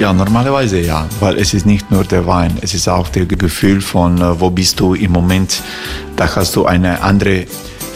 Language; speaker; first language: German; non-native, learner; Croatian